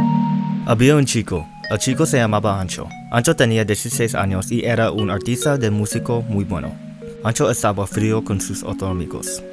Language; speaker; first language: Spanish; non-native, learner; English